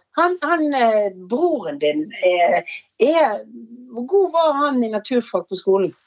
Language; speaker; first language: Norwegian; native; Norwegian